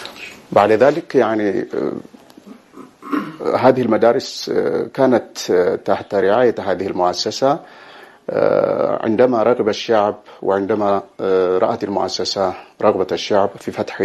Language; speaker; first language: Arabic; non-native, fluent; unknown